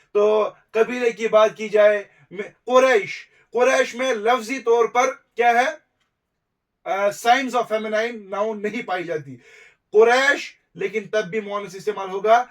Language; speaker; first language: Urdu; non-native, local second language; Kashmiri